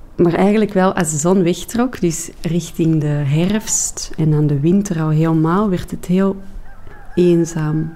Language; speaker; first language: Dutch; native; Dutch